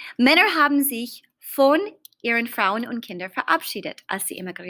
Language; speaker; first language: German; non-native, fluent; English